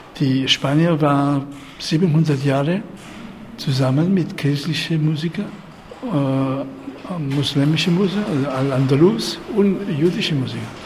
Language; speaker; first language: German; non-native, fluent; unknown